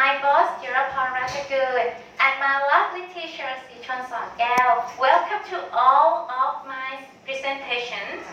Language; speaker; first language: English; non-native, learner; Thai